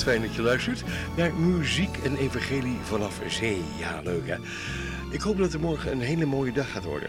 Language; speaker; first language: Dutch; native; Dutch